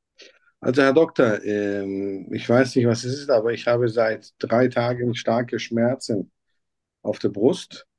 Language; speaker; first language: German; non-native, fluent; Turkish